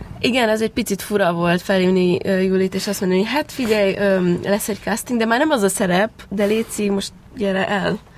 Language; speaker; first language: Hungarian; early bilingual, heritage; Hungarian